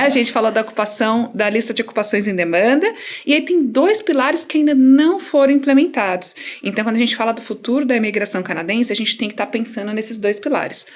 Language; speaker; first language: Portuguese; native; Portuguese